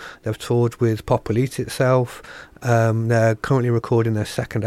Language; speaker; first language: English; native; English